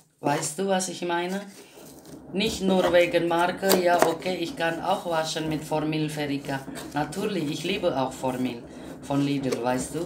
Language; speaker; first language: German; non-native, learner; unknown